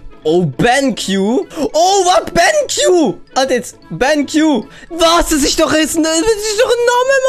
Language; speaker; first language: German; native; German